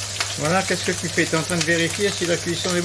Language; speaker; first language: French; native; French